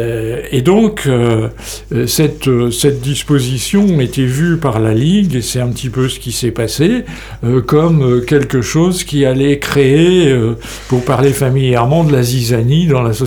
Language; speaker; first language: French; native; French